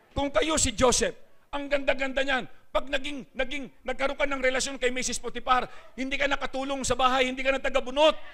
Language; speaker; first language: Filipino; native; Filipino